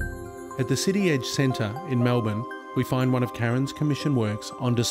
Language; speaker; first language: English; native; English